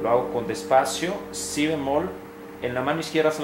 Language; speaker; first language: Spanish; native; Spanish